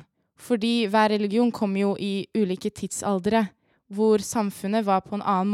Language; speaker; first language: Norwegian; early bilingual, other home language; Persian